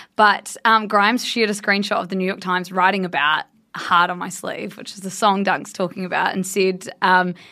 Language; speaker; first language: English; native; English